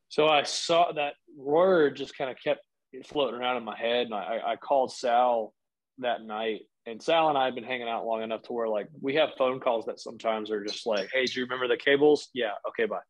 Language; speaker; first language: English; native; English